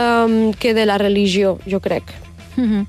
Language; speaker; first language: Catalan; early bilingual, other home language; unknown